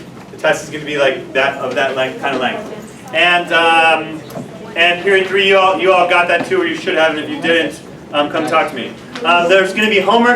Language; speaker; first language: English; native; English